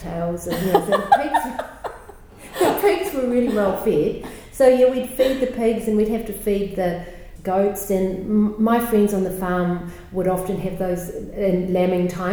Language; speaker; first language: English; native; English